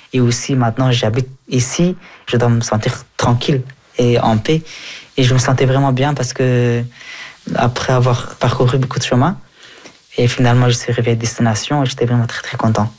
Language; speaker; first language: French; early bilingual, other home language; Persian